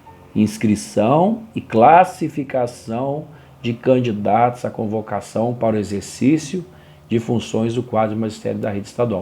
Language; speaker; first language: Portuguese; native; Portuguese